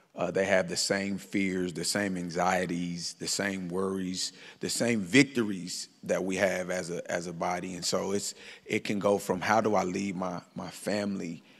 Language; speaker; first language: English; native; English